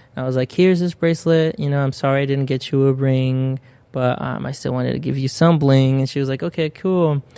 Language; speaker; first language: English; early bilingual, other home language; Spanish